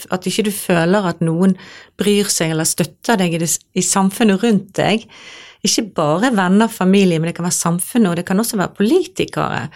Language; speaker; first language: Norwegian; native; Norwegian